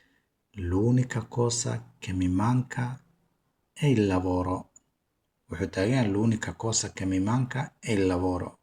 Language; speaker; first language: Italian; non-native, fluent; Somali